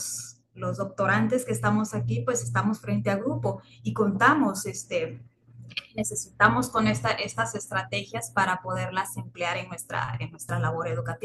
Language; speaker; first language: Spanish; native; Spanish